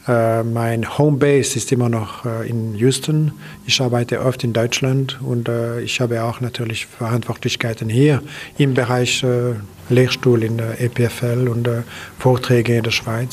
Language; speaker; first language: German; non-native, local second language; French